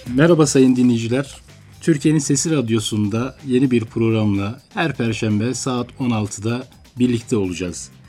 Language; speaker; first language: Turkish; native; Turkish